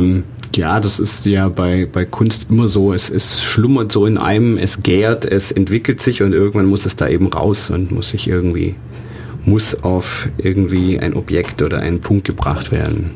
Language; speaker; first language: German; native; German